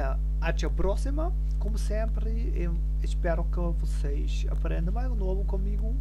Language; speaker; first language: Portuguese; non-native, learner; German